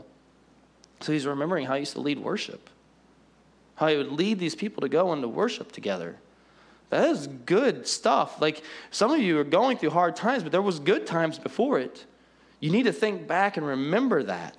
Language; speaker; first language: English; native; English